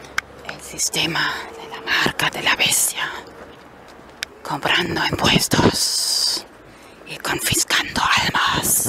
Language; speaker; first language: Spanish; non-native, fluent; German